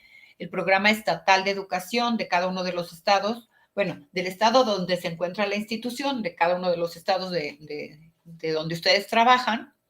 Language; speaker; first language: Spanish; native; Spanish